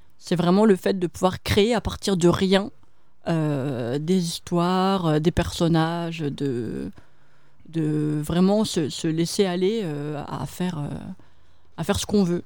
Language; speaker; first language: French; native; French